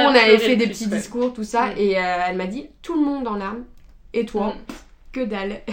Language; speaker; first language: French; native; French